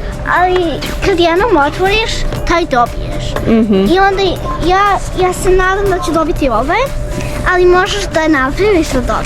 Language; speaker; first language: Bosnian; early bilingual, heritage; Serbian